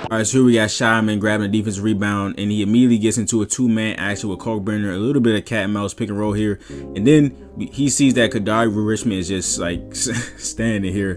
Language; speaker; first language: English; native; English